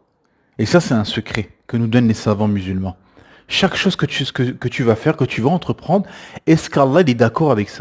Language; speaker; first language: French; native; French